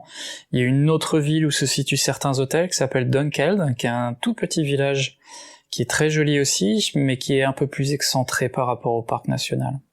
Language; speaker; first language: French; native; French